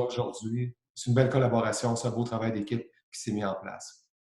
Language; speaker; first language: French; native; French